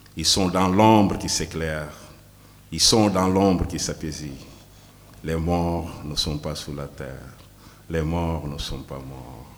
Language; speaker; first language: French; non-native, local second language; Wolof